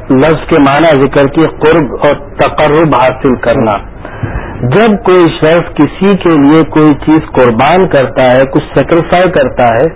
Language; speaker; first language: Urdu; native; Urdu